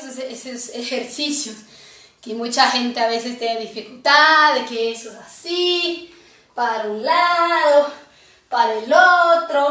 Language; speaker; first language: Spanish; non-native, fluent; Portuguese